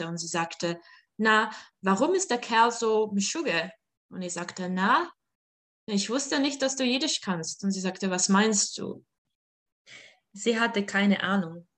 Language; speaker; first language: German; non-native, fluent; Czech